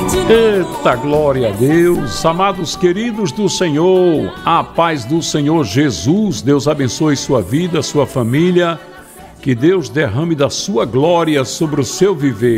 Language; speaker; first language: Portuguese; native; Portuguese